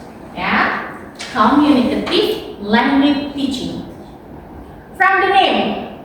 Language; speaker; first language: English; non-native, fluent; Indonesian